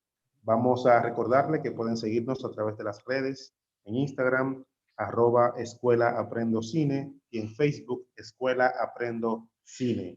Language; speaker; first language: Spanish; native; Spanish